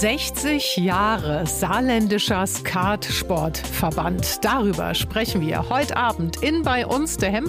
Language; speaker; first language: German; native; German